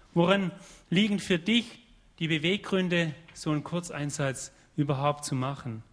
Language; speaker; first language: German; native; German